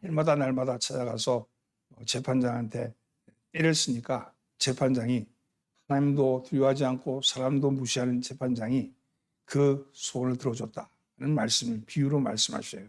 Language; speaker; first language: Korean; native; Korean